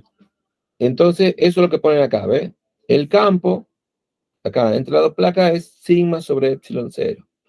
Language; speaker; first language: Spanish; native; Spanish